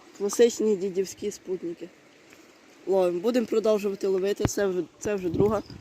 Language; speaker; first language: Ukrainian; native; Ukrainian